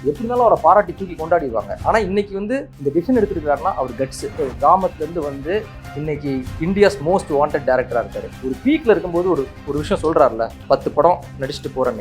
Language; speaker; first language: Tamil; native; Tamil